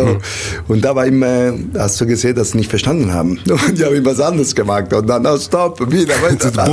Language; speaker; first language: German; non-native, learner; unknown